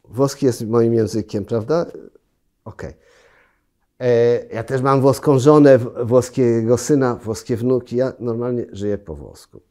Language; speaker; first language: Polish; native; Polish